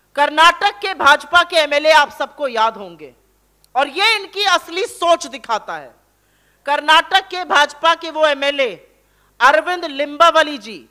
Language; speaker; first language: Hindi; native; Hindi